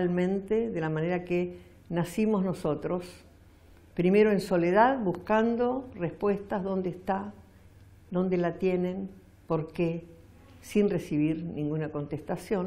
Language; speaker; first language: Spanish; native; Spanish